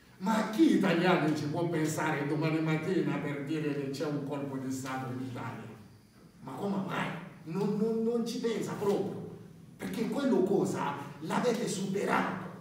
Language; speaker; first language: Italian; non-native, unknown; Bambara